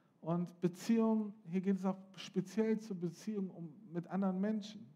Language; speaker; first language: German; native; German